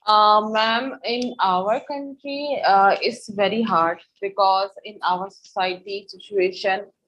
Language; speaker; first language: English; non-native, learner; Urdu